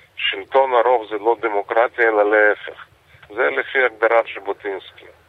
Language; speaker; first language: Hebrew; non-native, fluent; Russian